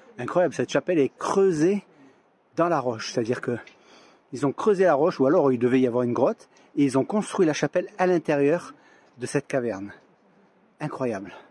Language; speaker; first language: French; native; French